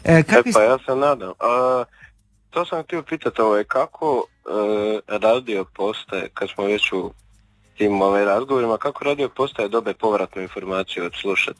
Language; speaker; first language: Serbian; native; Serbian